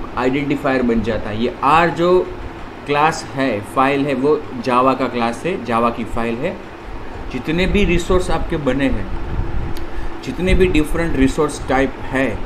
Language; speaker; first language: Hindi; non-native, local second language; Gujarati